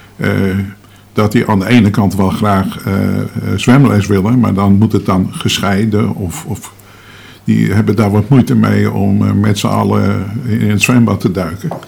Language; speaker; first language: Dutch; native; Dutch